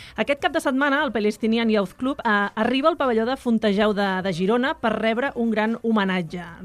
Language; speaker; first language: Catalan; native; Catalan